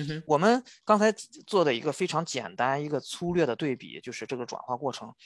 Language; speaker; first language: Chinese; native; Chinese